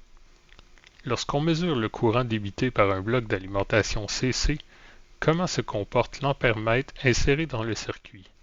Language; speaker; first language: French; native; French